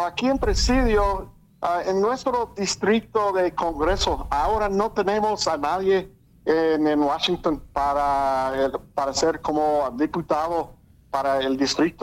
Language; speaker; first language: Spanish; early bilingual, heritage; Spanish